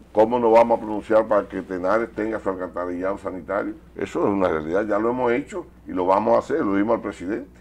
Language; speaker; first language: Spanish; native; Spanish